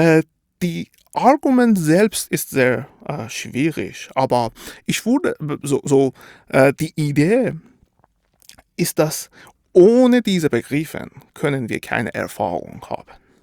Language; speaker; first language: German; non-native, fluent; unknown